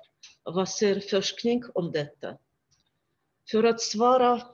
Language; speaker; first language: Swedish; non-native, fluent; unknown